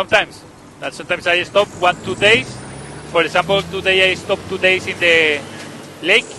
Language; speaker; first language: English; non-native, learner; Spanish